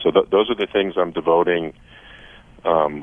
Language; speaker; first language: English; native; English